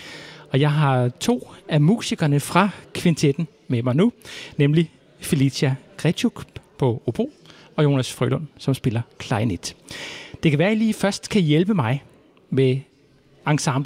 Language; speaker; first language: Danish; native; Danish